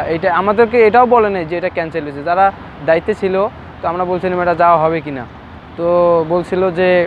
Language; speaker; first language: Bangla; native; Bangla